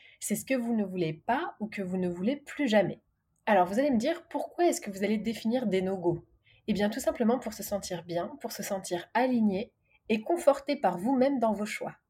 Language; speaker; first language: French; native; French